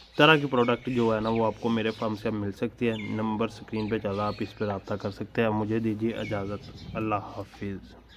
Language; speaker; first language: Urdu; non-native, local second language; Punjabi